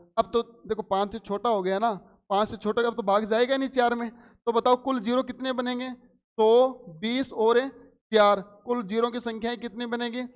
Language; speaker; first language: Hindi; native; Hindi